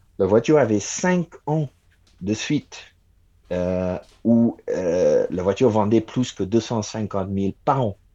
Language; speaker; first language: French; non-native, fluent; English